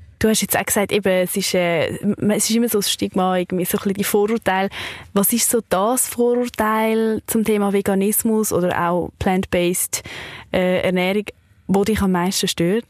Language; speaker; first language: German; native; German